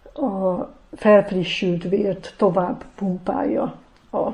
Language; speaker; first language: Hungarian; native; Hungarian